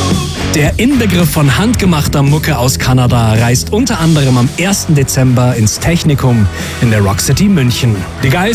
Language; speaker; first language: German; native; German